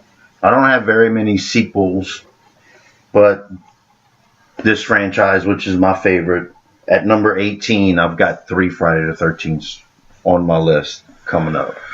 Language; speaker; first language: English; native; English